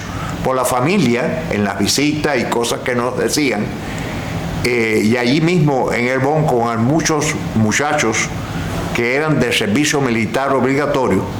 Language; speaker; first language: Spanish; native; Spanish